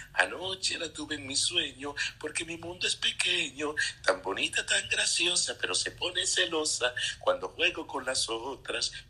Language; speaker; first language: Spanish; native; Spanish